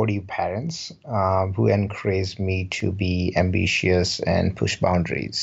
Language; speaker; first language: English; non-native, local second language; Rajasthani